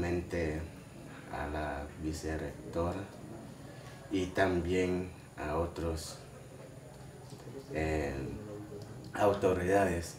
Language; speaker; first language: Spanish; non-native, local second language; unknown